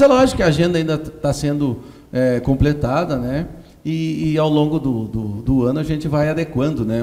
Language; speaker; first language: Portuguese; native; Portuguese